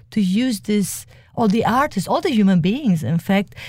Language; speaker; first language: English; early bilingual, other home language; German